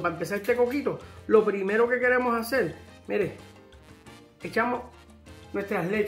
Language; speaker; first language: Spanish; early bilingual, heritage; Spanish